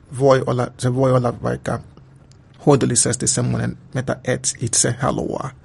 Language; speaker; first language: Finnish; non-native, learner; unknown